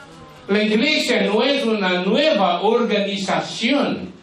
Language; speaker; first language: Spanish; non-native, fluent; Portuguese